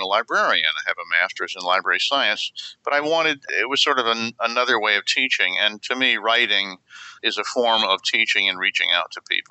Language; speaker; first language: English; native; English